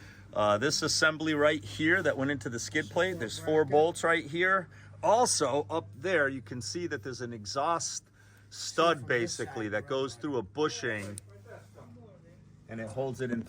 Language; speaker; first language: English; native; English